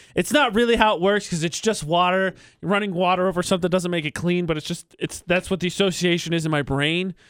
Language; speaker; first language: English; native; English